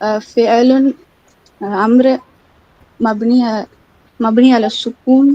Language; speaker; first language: Arabic; non-native, learner; Tamil